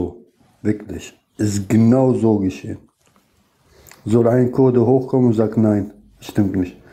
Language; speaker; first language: German; non-native, fluent; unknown